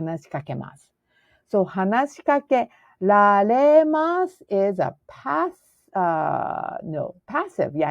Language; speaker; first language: Japanese; non-native, learner; English